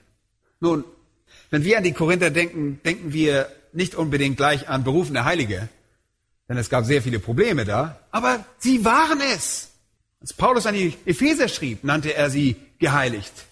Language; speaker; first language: German; native; German